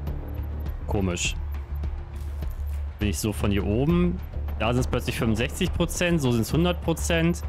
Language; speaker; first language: German; native; German